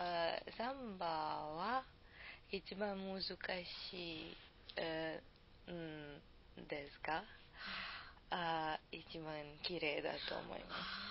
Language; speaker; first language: Japanese; non-native, learner; Serbian